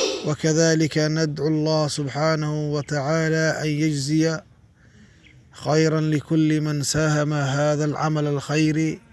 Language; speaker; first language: Arabic; non-native, local second language; Somali